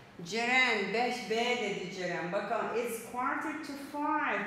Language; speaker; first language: English; non-native, fluent; Turkish